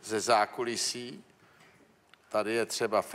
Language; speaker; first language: Czech; native; Czech